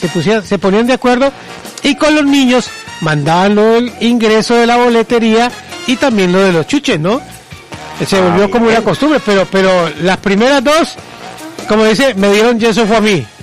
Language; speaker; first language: Spanish; native; Spanish